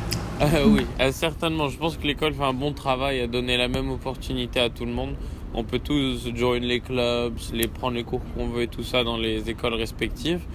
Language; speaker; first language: French; non-native, fluent; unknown